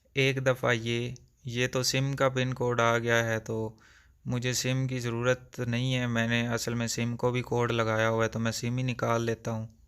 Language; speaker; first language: Urdu; native; Urdu